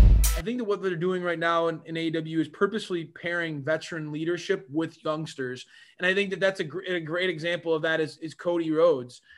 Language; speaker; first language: English; native; English